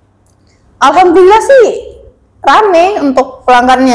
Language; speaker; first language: Indonesian; native; Indonesian